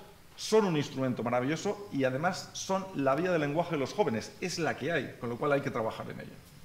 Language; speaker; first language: Spanish; native; Spanish